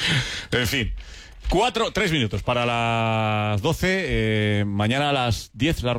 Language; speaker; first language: Spanish; native; Spanish